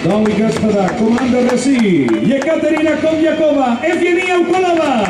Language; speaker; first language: Russian; non-native, learner; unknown